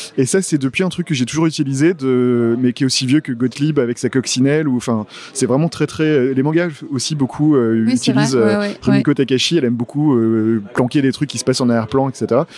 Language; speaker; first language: French; native; French